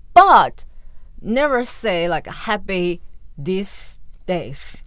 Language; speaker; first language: English; non-native, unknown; Chinese